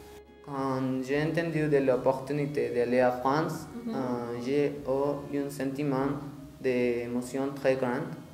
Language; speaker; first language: French; non-native, learner; Spanish